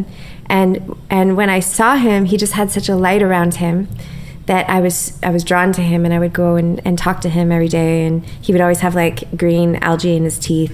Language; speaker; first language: English; native; English